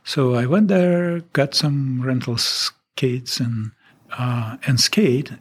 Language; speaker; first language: English; non-native, fluent; Russian